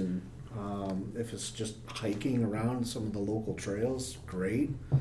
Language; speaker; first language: English; native; English